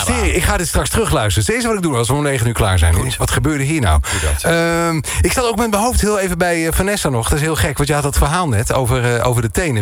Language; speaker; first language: Dutch; native; Dutch